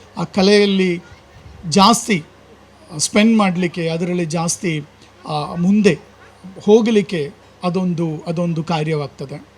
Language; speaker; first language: Kannada; non-native, local second language; Malayalam